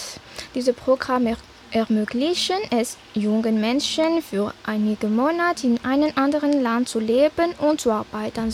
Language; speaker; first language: German; non-native, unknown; Malagasy